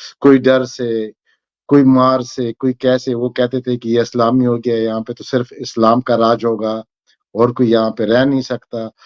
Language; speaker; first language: Hindi; non-native, fluent; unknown